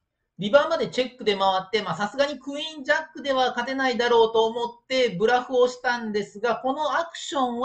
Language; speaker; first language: Japanese; native; Japanese